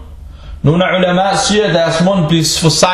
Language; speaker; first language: Danish; early bilingual, other home language; Arabic